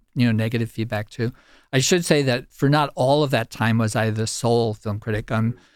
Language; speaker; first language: English; native; English